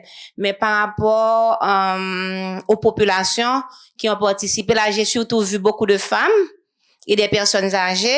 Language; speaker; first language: French; non-native, local second language; Haitian Creole